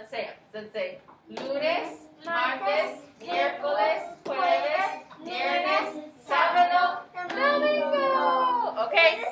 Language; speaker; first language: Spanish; non-native, fluent; English